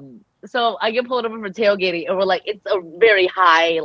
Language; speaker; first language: English; early bilingual, other home language; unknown